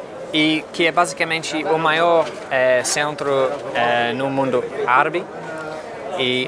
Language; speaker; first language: Portuguese; non-native, fluent; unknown